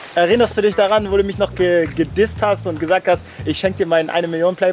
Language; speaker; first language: German; native; German